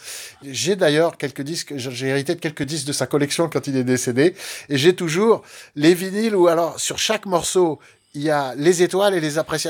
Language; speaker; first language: French; native; French